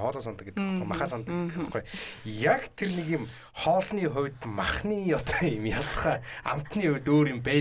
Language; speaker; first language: Mongolian; native; Mongolian